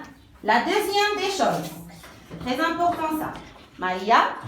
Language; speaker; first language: French; non-native, local second language; Arabic